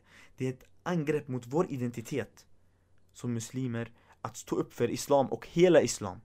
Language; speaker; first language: Swedish; early bilingual, other home language; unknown